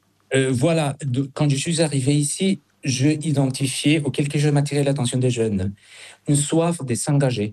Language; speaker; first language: French; non-native, fluent; Spanish